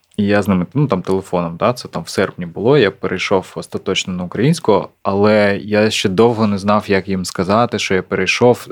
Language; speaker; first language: Ukrainian; non-native, local second language; Russian